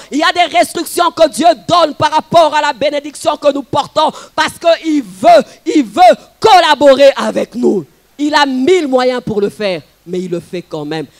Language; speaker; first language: French; non-native, local second language; Lingala